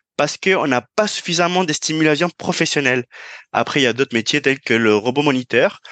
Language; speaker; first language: French; non-native, fluent; Spanish